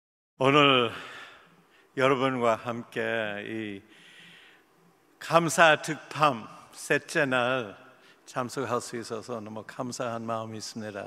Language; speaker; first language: Korean; non-native, fluent; English